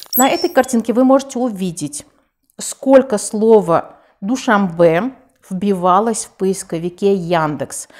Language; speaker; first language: Russian; non-native, local second language; Tajik